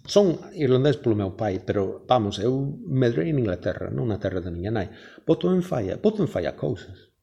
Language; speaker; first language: Galician; non-native, fluent; English